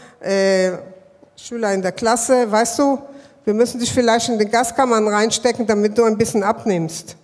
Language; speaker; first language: German; non-native, fluent; Hebrew